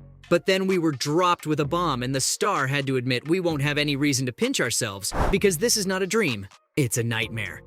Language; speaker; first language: English; native; English